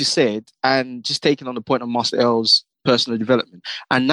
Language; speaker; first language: English; non-native, local second language; Yoruba